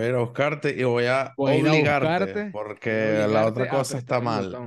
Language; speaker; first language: Spanish; native; Spanish